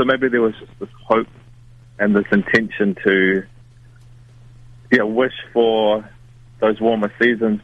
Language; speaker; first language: English; native; English